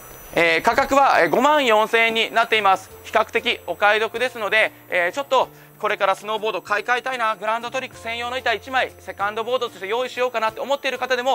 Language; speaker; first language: Japanese; native; Japanese